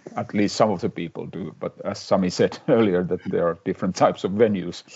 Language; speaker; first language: English; non-native, fluent; Finnish